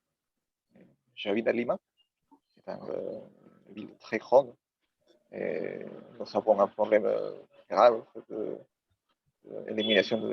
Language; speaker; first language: French; non-native, learner; Spanish